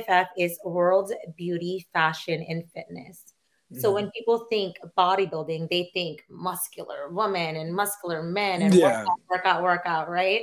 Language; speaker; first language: English; non-native, local second language; Filipino